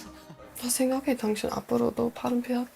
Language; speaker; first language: Korean; non-native, learner; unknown